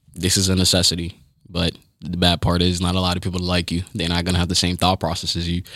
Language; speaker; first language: English; early bilingual, other home language; Haitian Creole